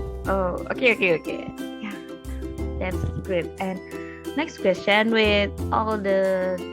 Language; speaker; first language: English; non-native, learner; Indonesian